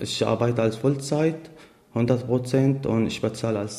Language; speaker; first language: German; non-native, learner; Arabic